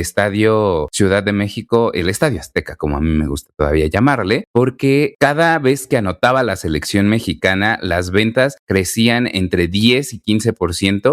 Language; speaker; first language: Spanish; native; Spanish